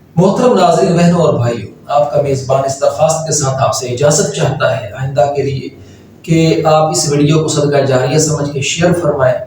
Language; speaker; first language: Urdu; native; Urdu